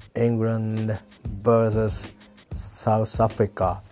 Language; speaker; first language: English; non-native, learner; Japanese